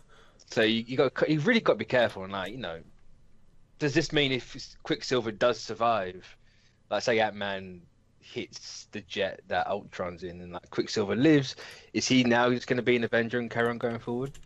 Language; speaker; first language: English; native; English